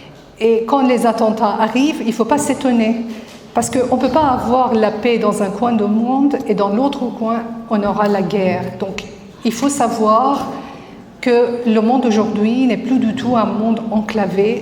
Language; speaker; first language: French; non-native, fluent; Persian